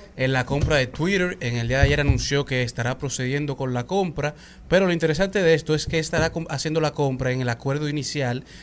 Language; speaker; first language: Spanish; native; Spanish